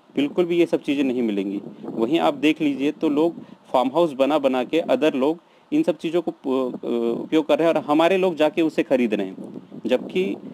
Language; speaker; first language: Hindi; native; Hindi